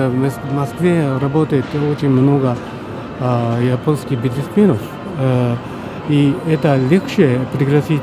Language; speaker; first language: Russian; non-native, fluent; Japanese